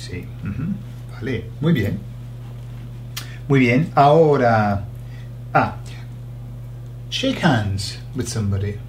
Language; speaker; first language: Spanish; non-native, fluent; English